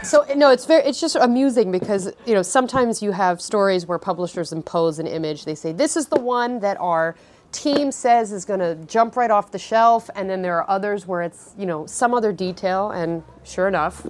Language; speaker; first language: English; native; English